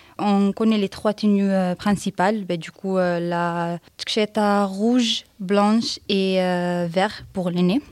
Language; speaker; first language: French; non-native, fluent; Arabic